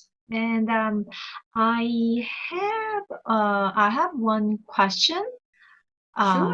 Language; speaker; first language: English; non-native, learner; Korean